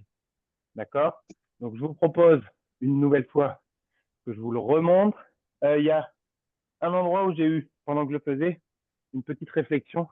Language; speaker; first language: French; native; French